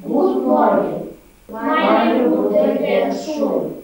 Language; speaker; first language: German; non-native, learner; Serbian